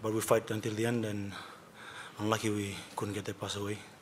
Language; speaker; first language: English; non-native, local second language; Fijian